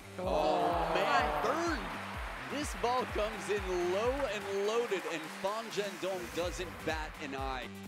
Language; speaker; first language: English; native; English